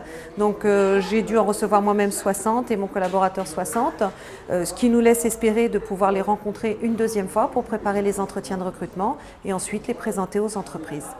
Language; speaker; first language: French; native; French